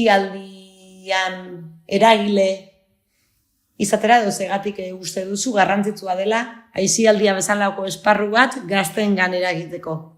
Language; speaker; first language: Basque; native; Basque